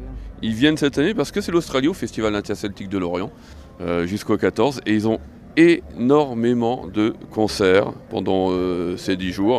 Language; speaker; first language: French; native; French